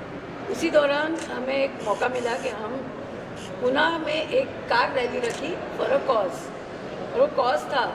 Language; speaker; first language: Hindi; native; Hindi